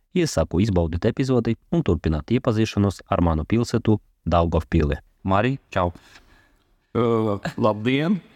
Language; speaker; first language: Latvian; non-native, local second language; Russian